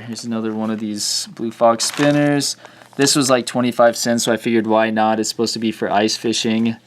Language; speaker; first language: English; native; English